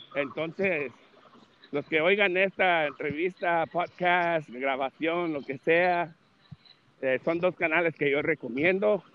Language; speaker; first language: Spanish; early bilingual, heritage; Spanish